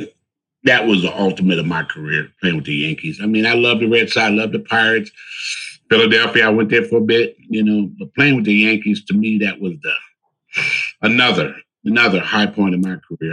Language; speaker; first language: English; native; English